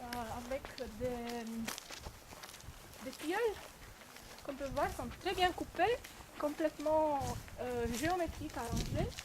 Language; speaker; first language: French; non-native, fluent; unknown